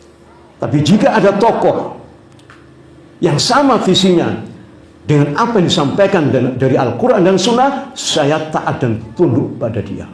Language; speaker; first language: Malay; non-native, local second language; Javanese